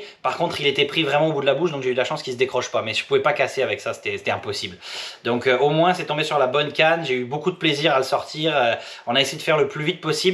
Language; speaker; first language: French; native; French